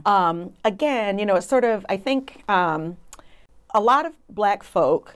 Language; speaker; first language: English; native; English